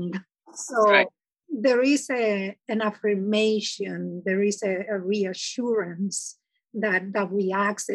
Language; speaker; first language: English; non-native, fluent; Spanish